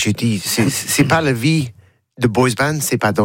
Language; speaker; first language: French; non-native, learner; English